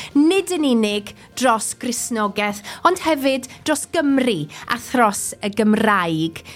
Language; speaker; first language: Welsh; native; Welsh